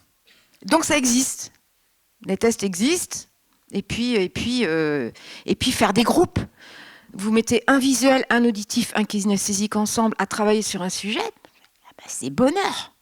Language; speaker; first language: French; native; French